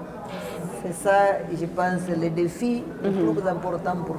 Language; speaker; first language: French; non-native, fluent; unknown